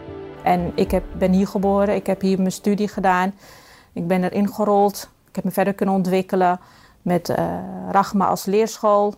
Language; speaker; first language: Dutch; early bilingual, other home language; Arabic